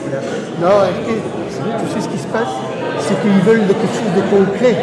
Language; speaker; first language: French; non-native, fluent; Spanish